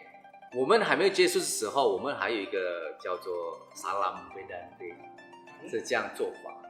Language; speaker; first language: Chinese; non-native, fluent; Indonesian